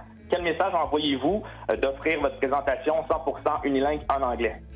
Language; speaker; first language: French; native; French